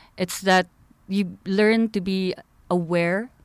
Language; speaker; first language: English; non-native, local second language; Filipino